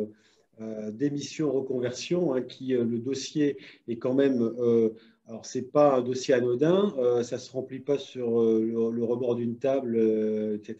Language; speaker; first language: French; native; French